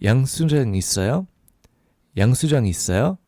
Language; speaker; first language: Korean; non-native, fluent; English